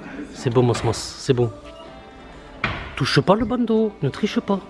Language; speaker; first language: French; native; French